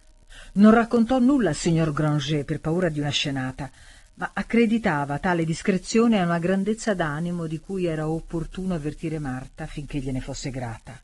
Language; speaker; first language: Italian; native; Italian